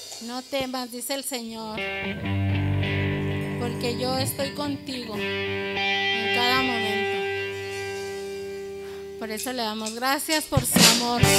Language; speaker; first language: Spanish; native; Spanish